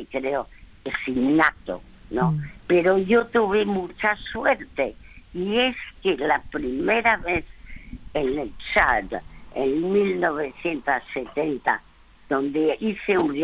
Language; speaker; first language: Spanish; early bilingual, other home language; French